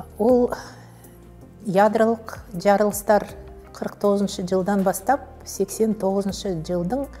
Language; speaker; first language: Kazakh; native; Kazakh